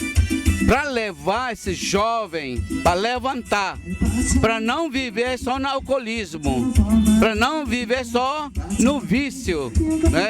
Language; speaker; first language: Portuguese; non-native, local second language; Ticuna